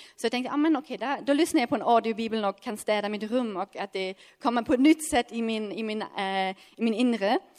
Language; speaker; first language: Swedish; non-native, fluent; German